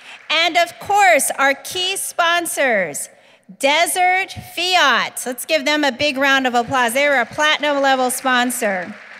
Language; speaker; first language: English; native; English